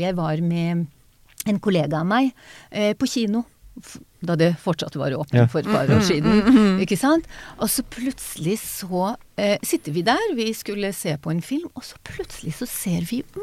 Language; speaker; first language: Norwegian; non-native, fluent; Hebrew